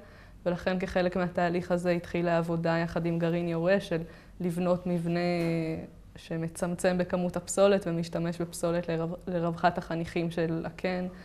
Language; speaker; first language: Hebrew; native; Hebrew